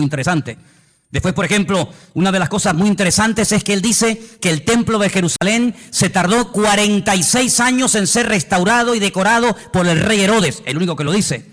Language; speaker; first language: Spanish; native; Spanish